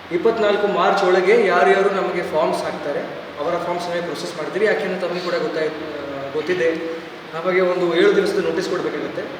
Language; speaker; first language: Kannada; non-native, fluent; Odia